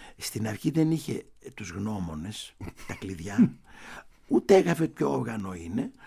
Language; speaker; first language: Greek; early bilingual, heritage; Greek